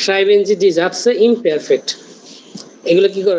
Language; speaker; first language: German; non-native, learner; Bangla